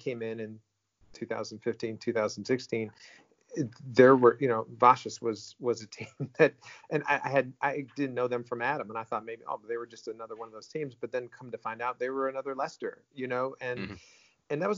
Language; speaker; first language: English; native; English